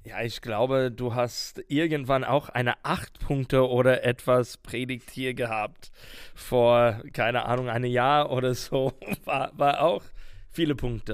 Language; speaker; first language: German; non-native, learner; English